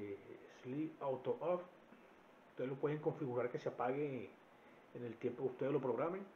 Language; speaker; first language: Spanish; native; Spanish